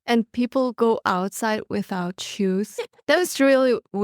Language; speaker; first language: English; non-native, learner; Mongolian